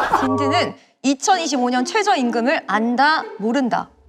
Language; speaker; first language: Korean; native; Korean